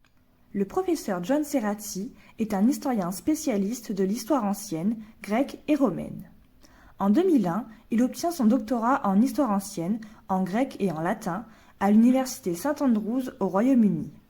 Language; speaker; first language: French; native; French